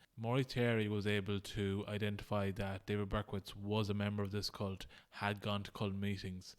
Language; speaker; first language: English; native; English